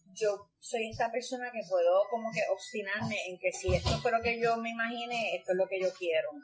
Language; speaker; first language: Spanish; native; Spanish